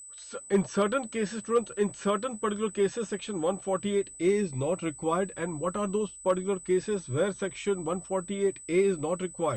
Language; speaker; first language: English; non-native, local second language; Hindi